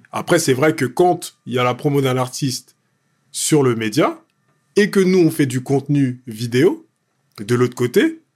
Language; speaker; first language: French; native; French